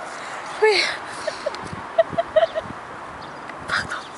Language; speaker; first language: French; non-native, learner; Swedish